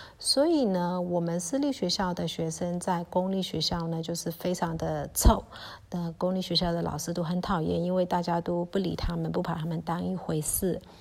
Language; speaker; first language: Chinese; early bilingual, heritage; Chinese